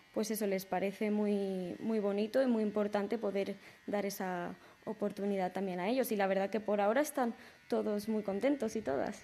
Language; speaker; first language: Spanish; native; Spanish